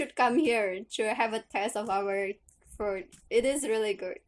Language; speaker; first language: English; non-native, learner; Indonesian